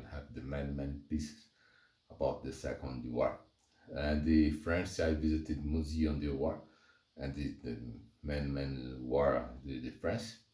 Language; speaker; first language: English; non-native, learner; Portuguese